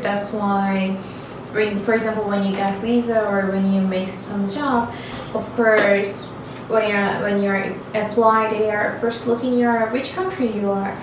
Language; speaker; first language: English; non-native, learner; Turkish